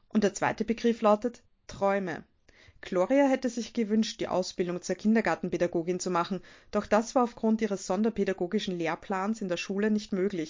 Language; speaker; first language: German; native; German